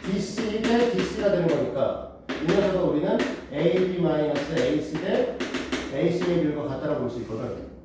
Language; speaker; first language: Korean; native; Korean